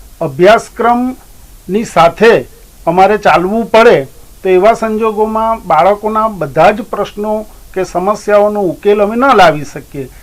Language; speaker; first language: Gujarati; native; Gujarati